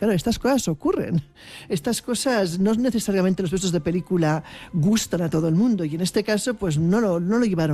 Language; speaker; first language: Spanish; native; Spanish